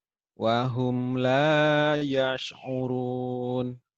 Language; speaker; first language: Arabic; non-native, learner; Indonesian